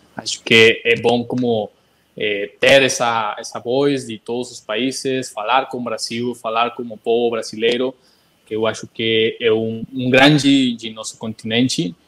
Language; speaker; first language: Portuguese; non-native, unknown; Spanish